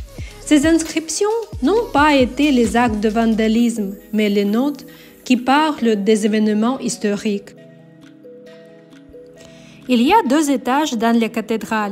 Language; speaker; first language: French; non-native, learner; Ukrainian